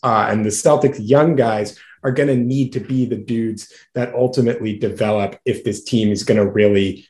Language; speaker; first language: English; native; English